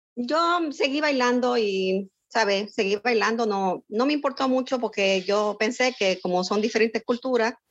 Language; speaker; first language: Spanish; native; Spanish